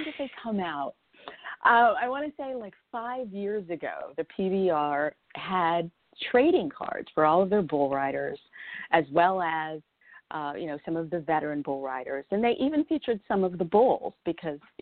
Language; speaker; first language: English; native; English